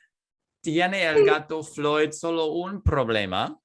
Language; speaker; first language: Spanish; non-native, fluent; English